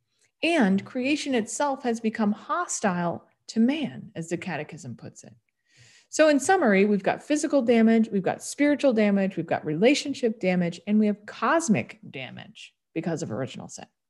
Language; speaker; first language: English; native; English